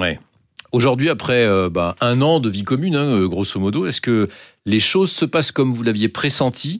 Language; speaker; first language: French; native; French